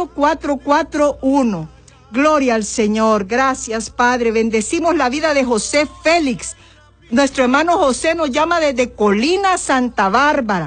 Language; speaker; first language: Spanish; native; Spanish